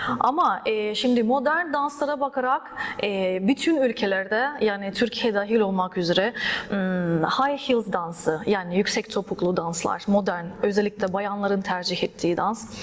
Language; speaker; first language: Turkish; early bilingual, other home language; Russian